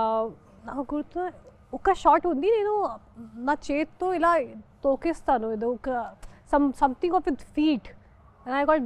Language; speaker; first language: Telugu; non-native, fluent; Hindi